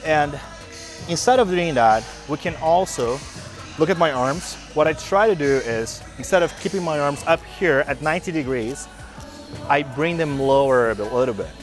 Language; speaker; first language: English; non-native, fluent; Portuguese